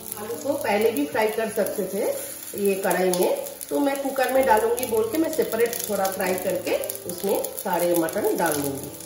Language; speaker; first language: Hindi; non-native, local second language; Bangla